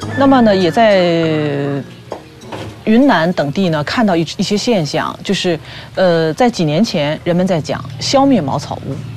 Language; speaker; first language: Chinese; native; Chinese